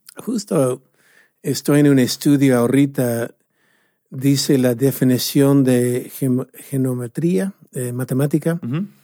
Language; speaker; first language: Spanish; non-native, fluent; English